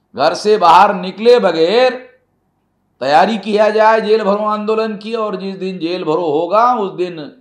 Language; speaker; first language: Hindi; non-native, local second language; Marathi